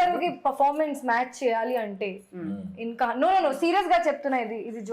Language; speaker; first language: Telugu; non-native, learner; Hindi